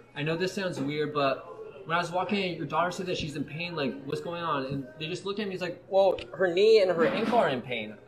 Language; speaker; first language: English; native; English